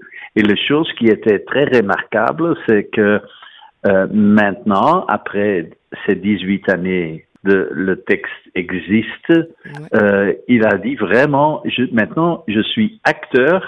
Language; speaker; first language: French; non-native, fluent; Dutch